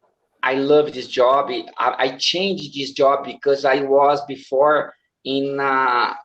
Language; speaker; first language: English; non-native, learner; Portuguese